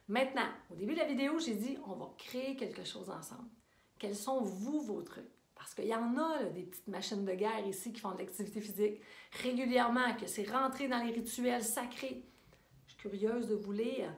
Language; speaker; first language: French; native; French